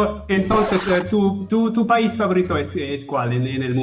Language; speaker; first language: Spanish; non-native, fluent; German